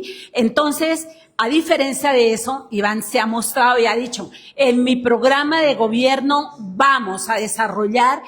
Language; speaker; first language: Spanish; native; Spanish